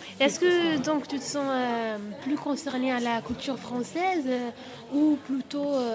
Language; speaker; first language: French; non-native, fluent; Italian